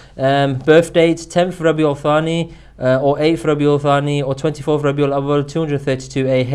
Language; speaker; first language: English; native; English